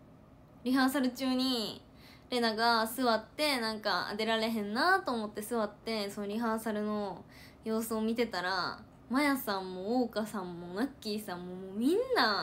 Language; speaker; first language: Japanese; native; Japanese